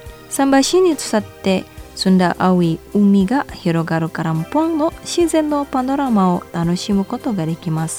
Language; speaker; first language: Japanese; non-native, fluent; Indonesian